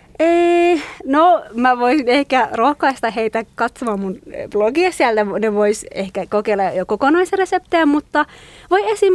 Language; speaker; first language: Finnish; non-native, fluent; Kurdish